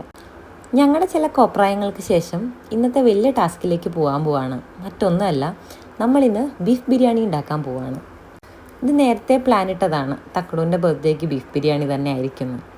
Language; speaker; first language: Malayalam; native; Malayalam